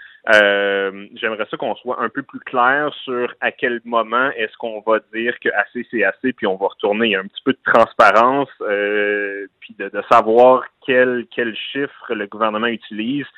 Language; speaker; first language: French; native; French